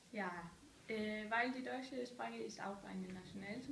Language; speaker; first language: German; non-native, learner; Danish